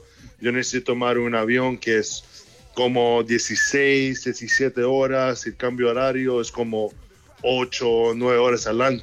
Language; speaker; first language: Spanish; early bilingual, heritage; English